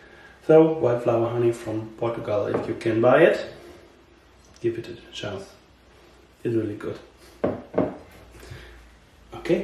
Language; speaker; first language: English; non-native, learner; German